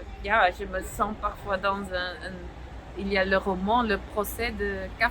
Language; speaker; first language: French; non-native, local second language; Dutch